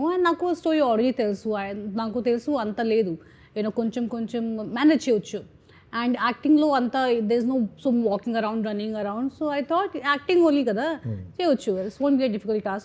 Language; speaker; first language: Telugu; non-native, learner; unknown